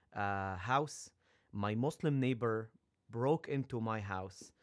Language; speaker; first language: English; non-native, fluent; Arabic